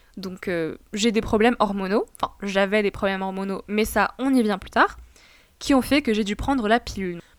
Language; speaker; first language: French; non-native, local second language; Arabic